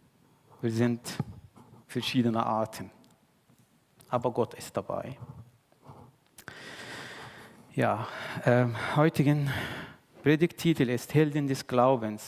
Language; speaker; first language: German; non-native, fluent; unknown